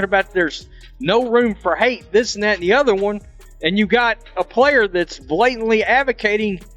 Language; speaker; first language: English; native; English